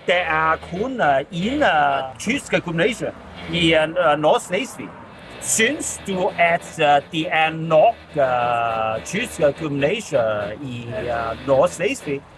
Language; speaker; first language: Danish; non-native, learner; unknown